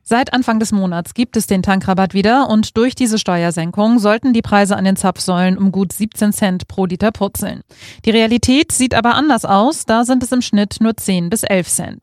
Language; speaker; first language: German; native; German